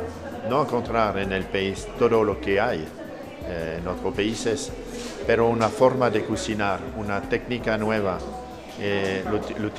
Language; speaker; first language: Spanish; non-native, fluent; French